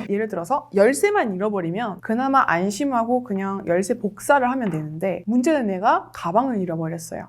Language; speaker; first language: Korean; non-native, fluent; French